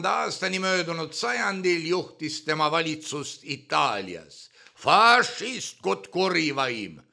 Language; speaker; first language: Estonian; native; Estonian